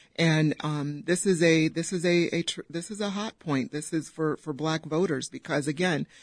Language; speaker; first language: English; native; English